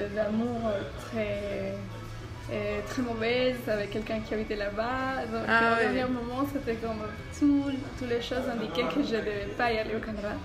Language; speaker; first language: French; non-native, fluent; Spanish